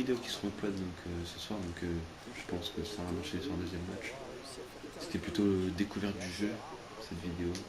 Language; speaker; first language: French; native; French